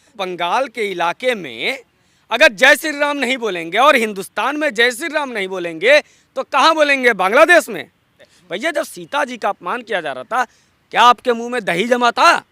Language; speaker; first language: Hindi; non-native, local second language; Bangla